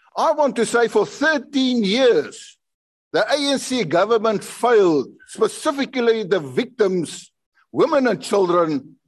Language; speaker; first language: English; non-native, local second language; Afrikaans